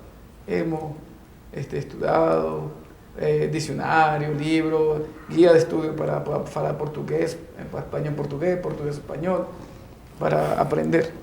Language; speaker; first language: Portuguese; non-native, learner; Spanish